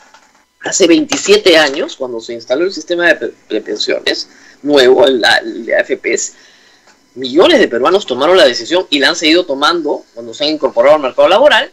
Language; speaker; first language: Spanish; native; Spanish